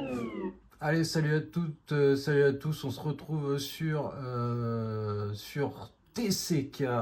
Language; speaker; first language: French; native; French